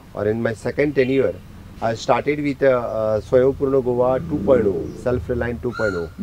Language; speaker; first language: Hindi; non-native, local second language; Konkani